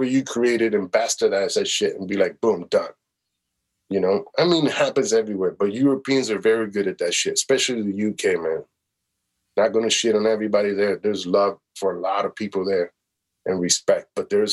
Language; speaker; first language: English; native; English